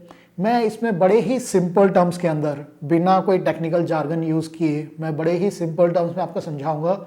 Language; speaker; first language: Hindi; native; Hindi